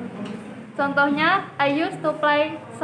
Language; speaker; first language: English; non-native, learner; Indonesian